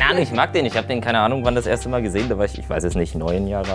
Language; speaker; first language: German; native; German